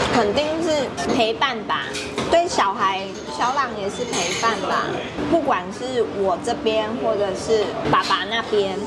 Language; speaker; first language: Chinese; native; Chinese